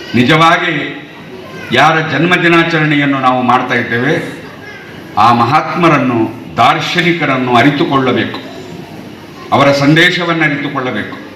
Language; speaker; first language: Kannada; native; Kannada